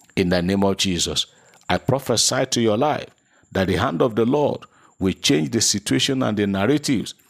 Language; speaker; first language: English; non-native, local second language; Yoruba